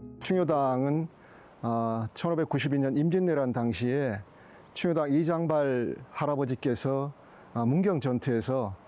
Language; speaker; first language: Korean; native; Korean